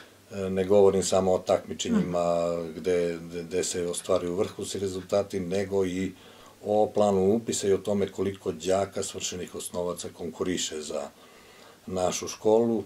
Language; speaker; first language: Croatian; native; Croatian